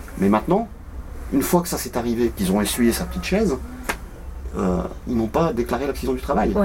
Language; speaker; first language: French; native; French